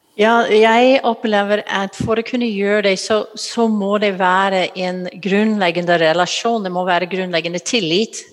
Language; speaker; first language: Norwegian; non-native, fluent; English